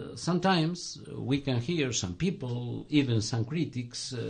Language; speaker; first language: English; non-native, fluent; Galician